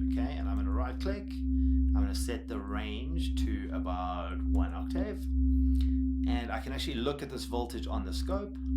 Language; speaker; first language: English; native; English